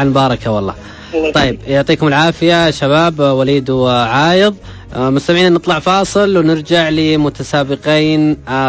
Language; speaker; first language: Arabic; native; Arabic